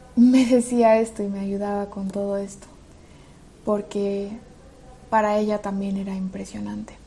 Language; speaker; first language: Spanish; early bilingual, other home language; Russian